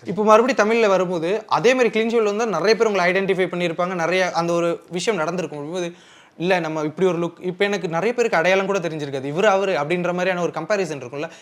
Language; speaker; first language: Tamil; native; Tamil